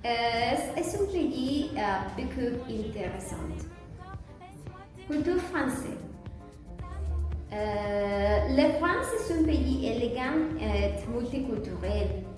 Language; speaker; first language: French; non-native, learner; Spanish